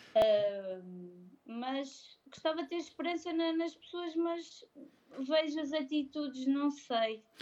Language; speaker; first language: Portuguese; native; Portuguese